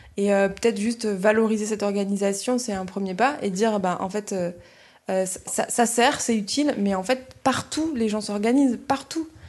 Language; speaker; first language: French; non-native, fluent; Bini